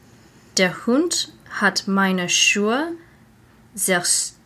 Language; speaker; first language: German; non-native, learner; English